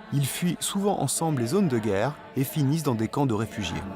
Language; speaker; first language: French; native; French